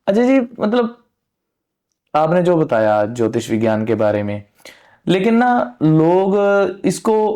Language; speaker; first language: Hindi; non-native, local second language; Punjabi